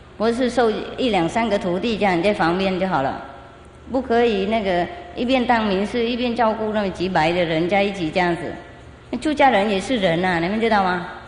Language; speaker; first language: Chinese; non-native, fluent; Vietnamese